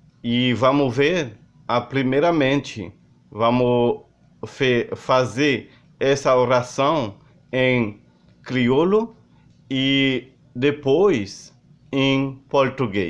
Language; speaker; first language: Portuguese; non-native, learner; Haitian Creole